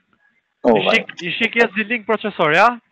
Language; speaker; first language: German; early bilingual, other home language; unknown